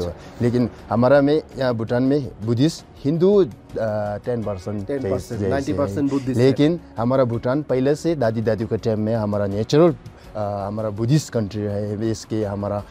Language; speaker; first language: Hindi; non-native, learner; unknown